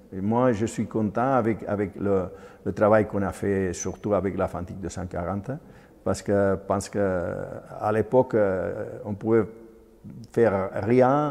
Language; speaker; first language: French; non-native, fluent; Spanish